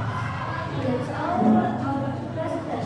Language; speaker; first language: English; non-native, learner; Indonesian